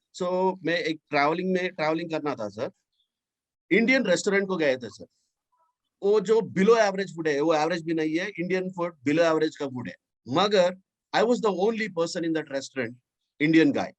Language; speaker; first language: Hindi; non-native, local second language; Telugu